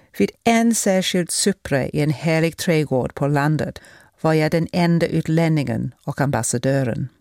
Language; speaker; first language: Swedish; non-native, fluent; English